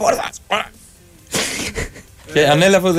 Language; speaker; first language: Greek; native; Greek